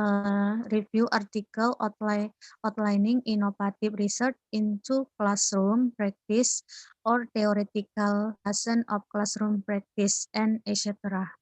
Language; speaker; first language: English; non-native, learner; Indonesian